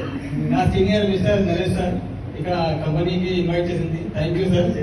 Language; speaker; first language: Telugu; non-native, local second language; Hindi